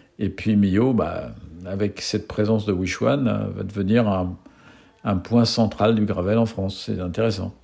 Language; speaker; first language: French; native; French